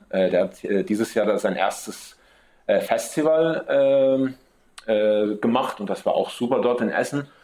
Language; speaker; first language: German; early bilingual, heritage; German